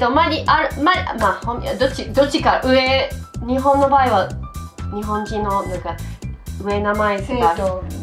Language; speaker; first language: Japanese; non-native, fluent; French